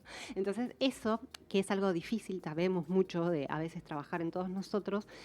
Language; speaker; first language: Spanish; native; Spanish